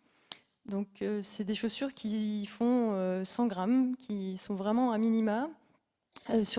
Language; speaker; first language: French; native; French